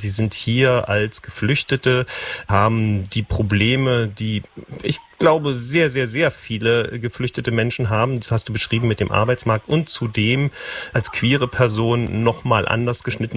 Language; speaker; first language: German; native; German